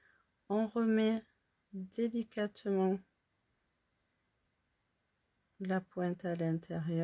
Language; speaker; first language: French; native; French